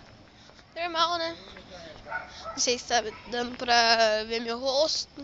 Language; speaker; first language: Portuguese; native; Portuguese